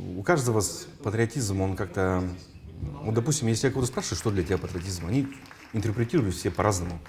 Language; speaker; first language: Russian; non-native, local second language; Yakut